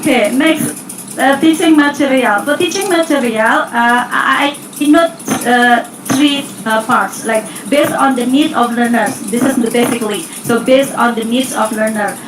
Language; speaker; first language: English; non-native, learner; Indonesian